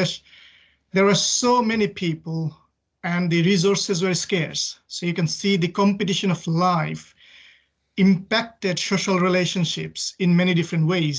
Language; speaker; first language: English; non-native, local second language; Bangla